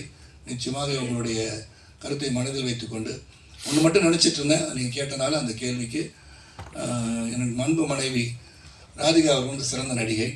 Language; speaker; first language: Tamil; native; Tamil